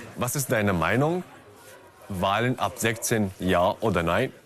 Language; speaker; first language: German; non-native, fluent; Arabic